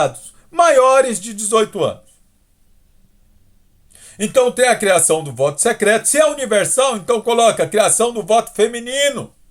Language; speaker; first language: Portuguese; native; Portuguese